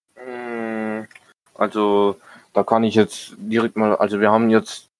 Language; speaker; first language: German; native; German